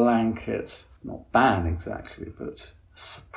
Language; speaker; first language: English; native; English